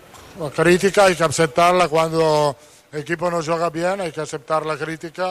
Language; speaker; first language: Portuguese; non-native, learner; Italian